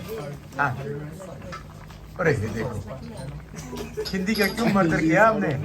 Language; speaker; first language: Hindi; non-native, local second language; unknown